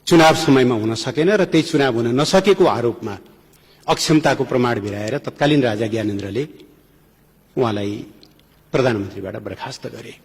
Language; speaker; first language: Nepali; native; Nepali